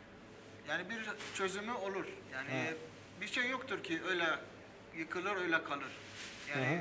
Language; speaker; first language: Turkish; early bilingual, heritage; Armenian